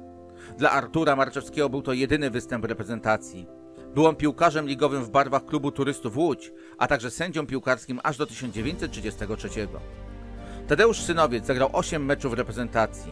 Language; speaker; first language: Polish; native; Polish